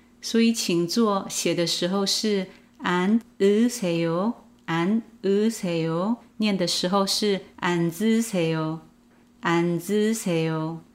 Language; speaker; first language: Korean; non-native, fluent; Chinese